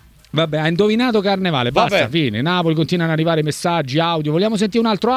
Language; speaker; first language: Italian; native; Italian